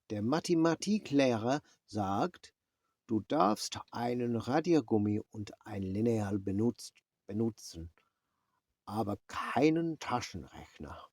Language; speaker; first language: German; non-native, learner; English